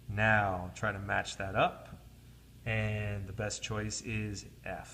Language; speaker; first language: English; native; English